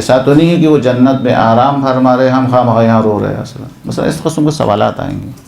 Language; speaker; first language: Urdu; non-native, local second language; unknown